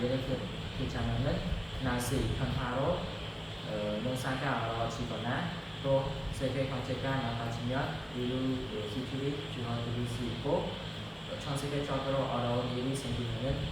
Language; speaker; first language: Korean; non-native, learner; Khmer